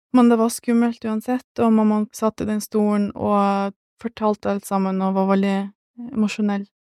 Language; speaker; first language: Norwegian; early bilingual, other home language; Russian